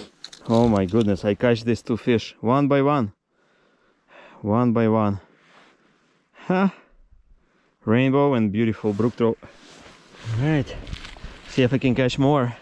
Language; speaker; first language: English; non-native, learner; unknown